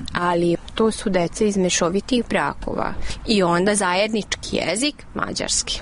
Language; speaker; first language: Serbian; non-native, local second language; Hungarian